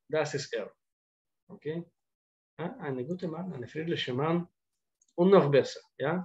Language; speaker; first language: German; non-native, fluent; Russian